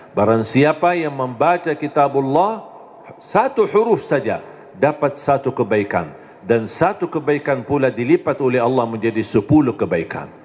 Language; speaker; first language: Indonesian; non-native, fluent; Arabic